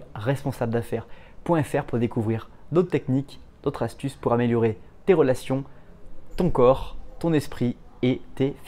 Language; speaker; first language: French; native; French